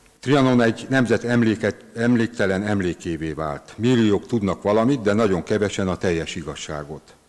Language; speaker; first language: Hungarian; native; Hungarian